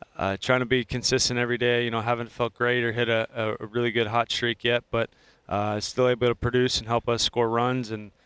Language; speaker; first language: English; native; English